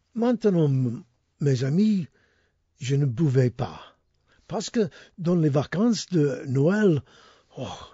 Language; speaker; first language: French; non-native, learner; English